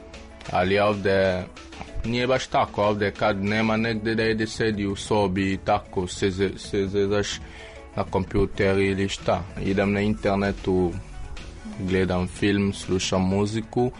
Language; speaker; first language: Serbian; non-native, fluent; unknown